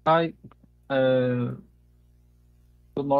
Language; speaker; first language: English; non-native, learner; Spanish